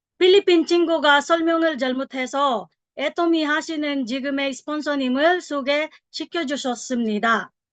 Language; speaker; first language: Korean; non-native, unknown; Filipino